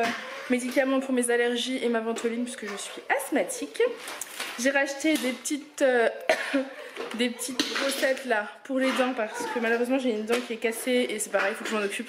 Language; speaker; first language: French; native; French